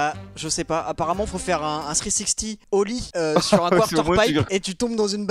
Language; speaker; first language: French; native; French